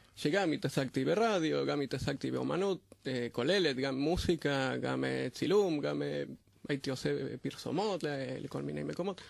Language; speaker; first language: Hebrew; non-native, fluent; Spanish